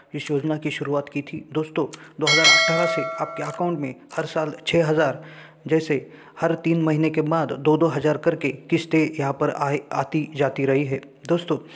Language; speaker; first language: Hindi; non-native, local second language; Marathi